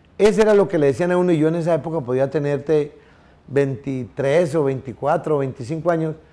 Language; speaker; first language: Spanish; native; Spanish